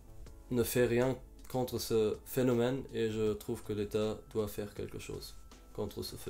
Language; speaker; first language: French; non-native, fluent; German